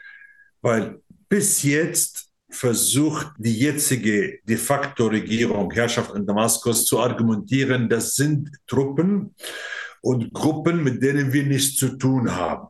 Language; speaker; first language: German; non-native, fluent; Arabic